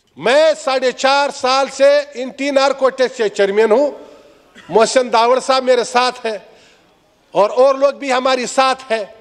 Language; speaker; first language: Urdu; non-native, local second language; Pashto